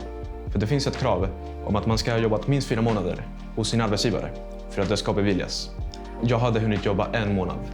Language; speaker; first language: Swedish; non-native, fluent; Spanish